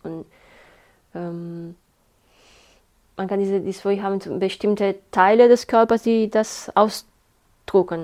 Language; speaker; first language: German; non-native, fluent; Spanish